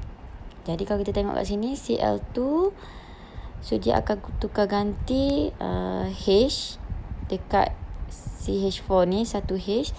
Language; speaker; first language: Malay; native; Malay